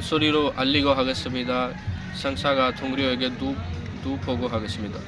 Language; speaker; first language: Korean; non-native, learner; Punjabi